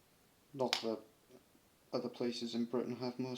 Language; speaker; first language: English; native; English